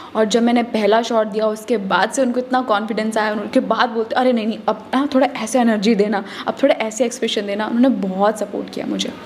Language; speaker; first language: Hindi; native; Hindi